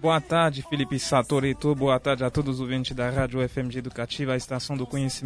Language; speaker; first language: Portuguese; native; Portuguese